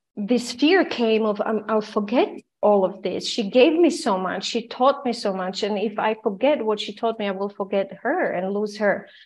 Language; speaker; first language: English; non-native, fluent; Croatian